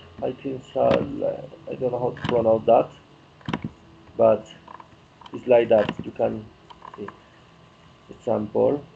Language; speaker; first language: English; non-native, learner; Spanish